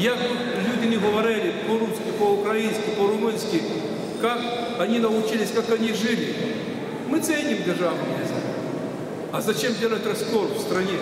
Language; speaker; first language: Russian; non-native, local second language; Ukrainian